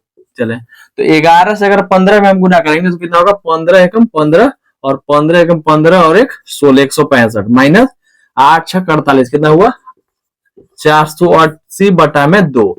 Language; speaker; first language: Hindi; native; Hindi